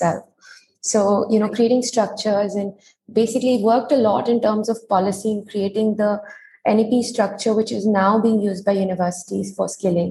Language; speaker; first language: English; non-native, local second language; Hindi